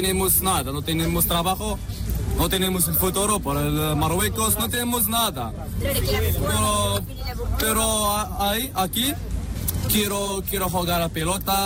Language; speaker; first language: Spanish; non-native, learner; Arabic